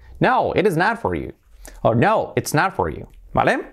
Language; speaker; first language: English; non-native, fluent; Spanish